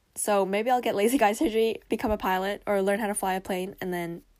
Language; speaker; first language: English; early bilingual, other home language; Korean